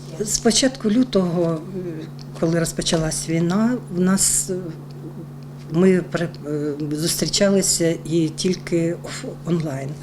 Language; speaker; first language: Ukrainian; non-native, local second language; Russian